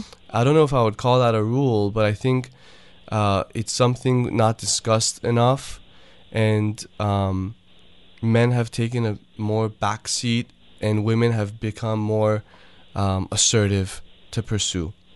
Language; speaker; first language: English; early bilingual, other home language; Persian